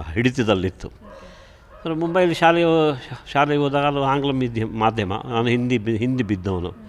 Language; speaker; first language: Kannada; early bilingual, other home language; Konkani